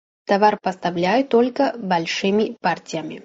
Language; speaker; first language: Russian; non-native, fluent; Chinese